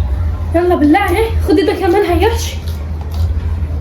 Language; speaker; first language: Arabic; native; Arabic